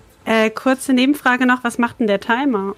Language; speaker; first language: German; native; German